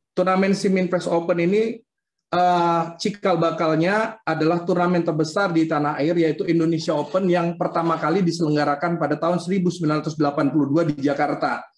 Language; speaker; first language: Indonesian; native; Indonesian